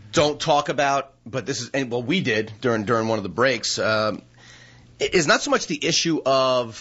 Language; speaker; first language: English; native; English